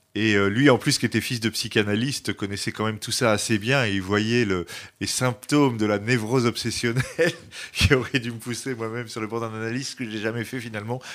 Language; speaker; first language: French; native; French